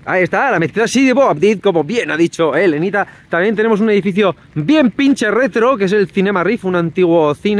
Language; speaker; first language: Spanish; native; Spanish